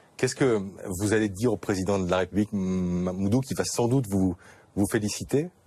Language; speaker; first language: French; native; French